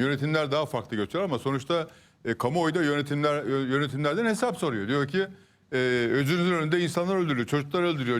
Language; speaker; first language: Turkish; native; Turkish